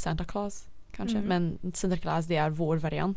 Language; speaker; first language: Swedish; non-native, fluent; Dutch